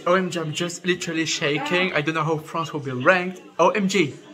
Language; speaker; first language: English; non-native, fluent; French